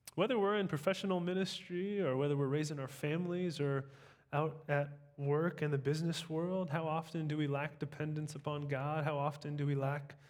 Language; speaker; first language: English; native; English